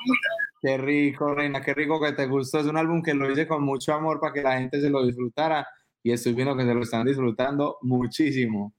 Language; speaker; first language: Spanish; native; Spanish